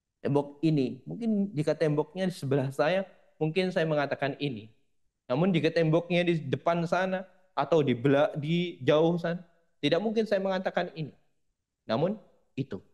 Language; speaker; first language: Indonesian; native; Indonesian